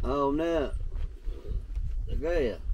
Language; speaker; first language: Russian; non-native, local second language; Kyrgyz